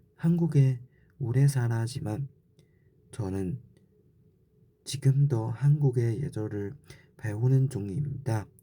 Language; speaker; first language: Korean; non-native, learner; Chinese